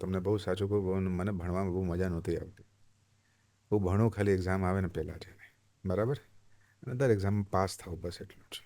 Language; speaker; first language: Gujarati; non-native, local second language; Hindi